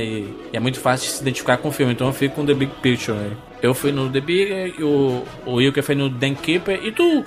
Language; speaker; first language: Portuguese; native; Portuguese